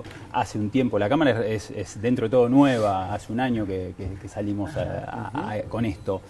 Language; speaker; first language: Spanish; native; Spanish